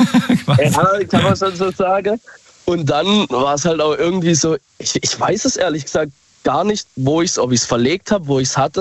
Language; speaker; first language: German; native; German